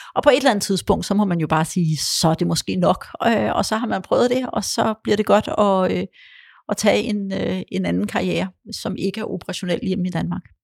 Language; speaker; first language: Danish; early bilingual, other home language; Polish